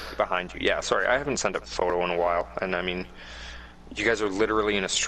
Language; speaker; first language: English; native; English